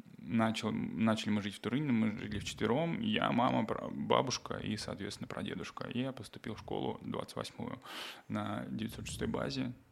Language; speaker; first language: Russian; native; Russian